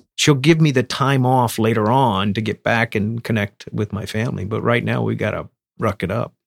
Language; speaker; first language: English; native; English